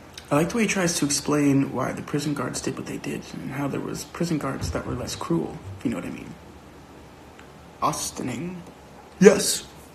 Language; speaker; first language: English; early bilingual, other home language; Spanish